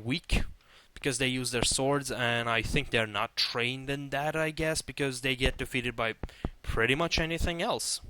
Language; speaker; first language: English; non-native, fluent; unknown